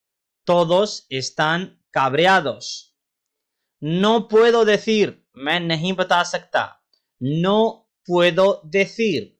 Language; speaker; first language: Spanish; non-native, fluent; Urdu